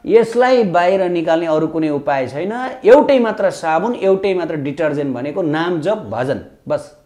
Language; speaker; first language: Nepali; native; Nepali